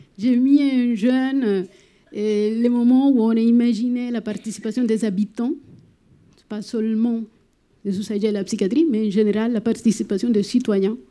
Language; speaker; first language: French; non-native, fluent; Spanish